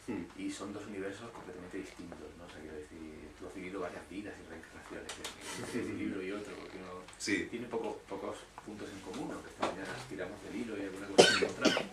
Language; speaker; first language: Spanish; native; Spanish